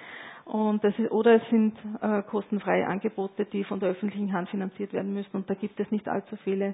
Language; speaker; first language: German; native; German